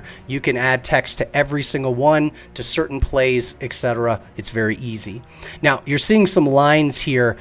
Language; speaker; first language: English; native; English